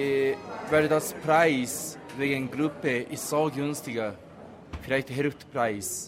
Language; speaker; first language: German; non-native, learner; Japanese